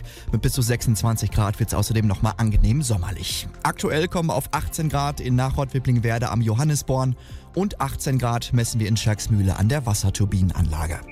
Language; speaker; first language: German; native; German